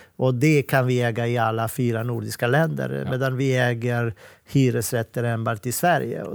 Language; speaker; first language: Swedish; non-native, fluent; Serbian